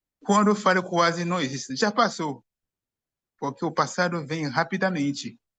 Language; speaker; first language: Portuguese; non-native, fluent; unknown